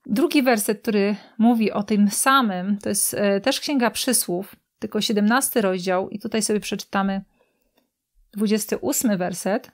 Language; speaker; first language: Polish; native; Polish